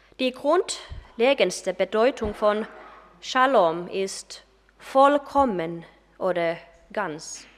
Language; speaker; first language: German; non-native, fluent; Finnish